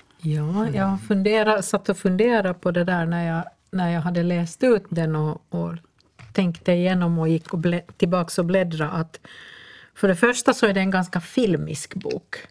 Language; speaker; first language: Swedish; native; Swedish